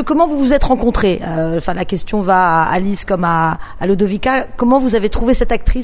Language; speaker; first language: French; native; French